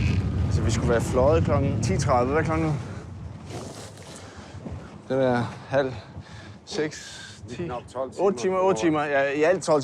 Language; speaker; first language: Danish; native; Danish